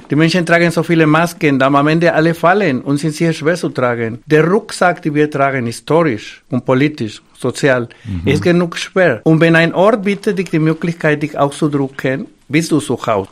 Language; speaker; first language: German; non-native, fluent; Spanish